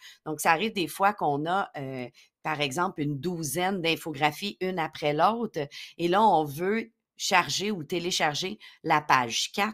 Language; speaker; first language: French; native; French